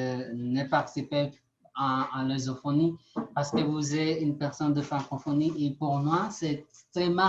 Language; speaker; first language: French; non-native, learner; Portuguese